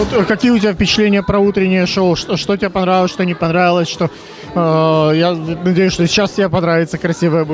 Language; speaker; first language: Russian; native; Russian